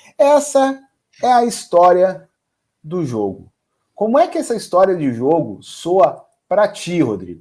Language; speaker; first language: Portuguese; native; Portuguese